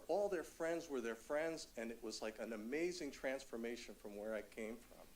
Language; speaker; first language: English; native; English